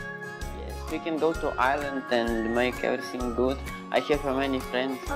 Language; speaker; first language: English; non-native, learner; Ukrainian